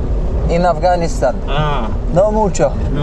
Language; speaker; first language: Spanish; non-native, learner; Polish